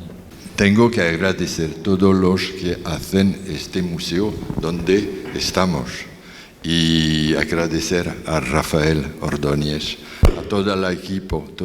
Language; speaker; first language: Spanish; non-native, learner; French